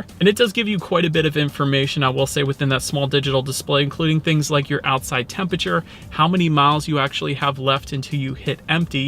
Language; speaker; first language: English; native; English